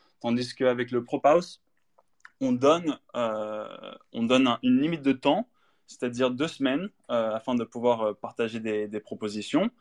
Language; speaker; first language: French; native; French